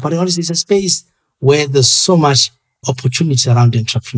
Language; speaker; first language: English; non-native, local second language; Xhosa